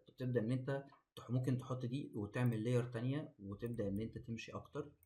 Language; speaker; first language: Arabic; native; Arabic